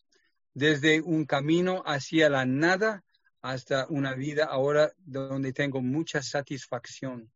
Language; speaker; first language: Spanish; non-native, fluent; English